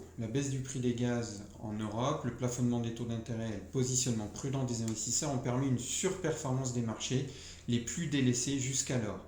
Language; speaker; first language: French; native; French